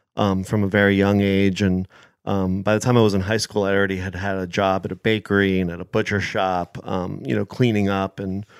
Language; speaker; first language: English; early bilingual, other home language; Hebrew